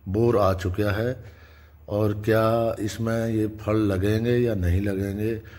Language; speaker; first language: Hindi; native; Hindi